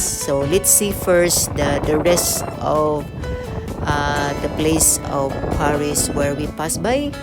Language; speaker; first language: English; non-native, local second language; Cebuano